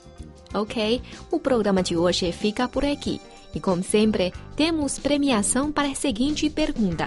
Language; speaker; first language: Portuguese; non-native, fluent; Chinese